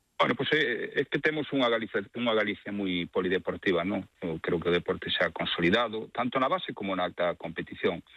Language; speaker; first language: Galician; non-native, local second language; Spanish